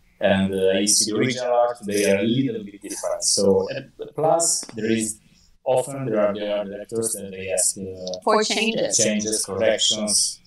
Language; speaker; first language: English; non-native, fluent; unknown